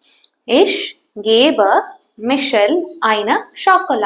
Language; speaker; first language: German; non-native, learner; Tamil